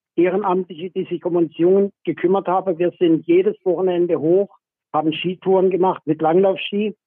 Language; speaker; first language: German; native; German